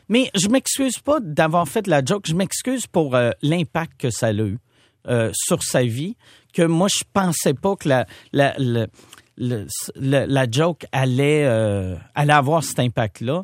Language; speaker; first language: French; native; French